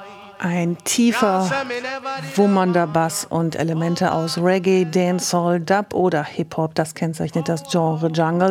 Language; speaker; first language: German; native; German